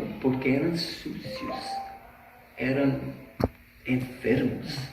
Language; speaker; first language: Spanish; non-native, fluent; Portuguese